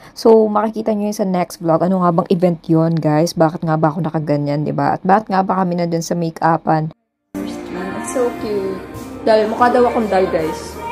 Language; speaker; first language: Filipino; native; Filipino